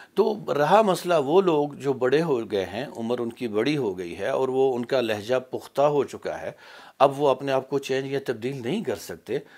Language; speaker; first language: Urdu; native; Urdu